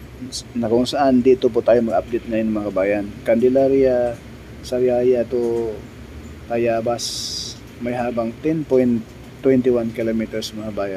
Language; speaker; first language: Filipino; native; Filipino